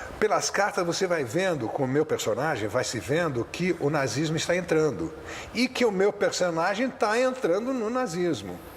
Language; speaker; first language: Portuguese; native; Portuguese